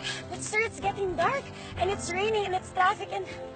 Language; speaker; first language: English; non-native, local second language; Filipino